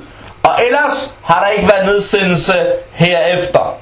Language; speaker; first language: Danish; non-native, fluent; Arabic